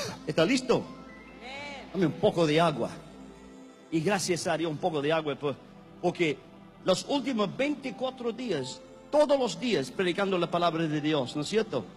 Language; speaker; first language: Spanish; non-native, learner; English